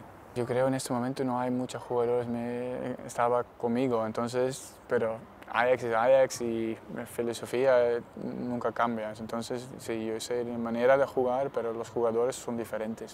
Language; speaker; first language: Spanish; non-native, learner; Dutch